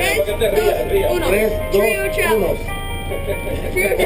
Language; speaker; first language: Spanish; non-native, learner; English